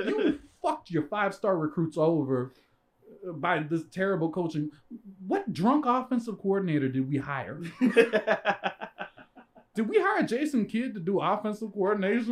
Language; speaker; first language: English; native; English